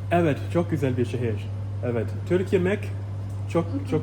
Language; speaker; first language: Turkish; non-native, learner; English